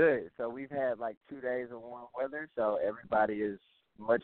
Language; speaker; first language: English; native; English